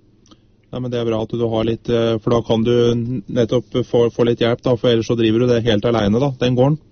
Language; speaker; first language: Norwegian; native; Norwegian